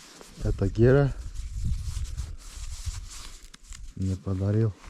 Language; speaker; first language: Russian; non-native, local second language; Kyrgyz